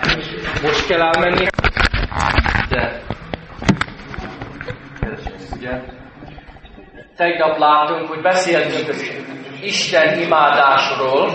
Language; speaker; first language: Hungarian; non-native, fluent; English